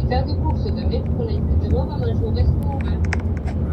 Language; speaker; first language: French; native; French